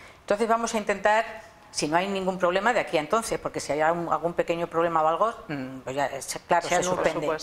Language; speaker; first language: Spanish; native; Spanish